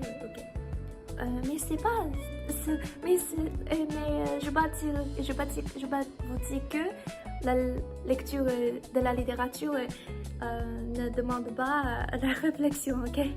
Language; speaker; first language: French; non-native, learner; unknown